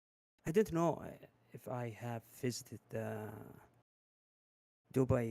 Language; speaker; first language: English; non-native, learner; Arabic